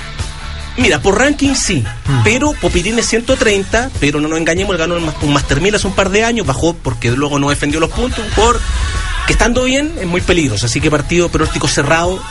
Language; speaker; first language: Spanish; native; Spanish